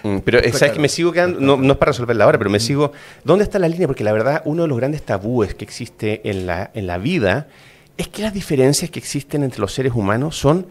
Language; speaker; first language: Spanish; native; Spanish